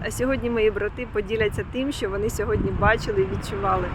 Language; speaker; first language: Ukrainian; native; Ukrainian